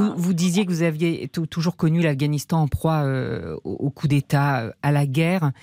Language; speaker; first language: French; native; French